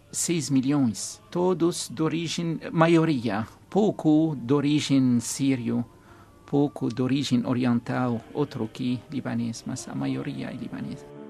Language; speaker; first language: Portuguese; non-native, fluent; Arabic